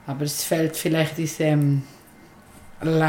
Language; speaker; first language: German; non-native, learner; Spanish